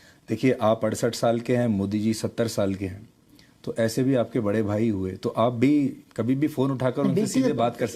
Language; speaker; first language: Hindi; native; Hindi